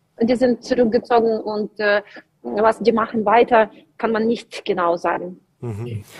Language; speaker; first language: German; non-native, learner; Ukrainian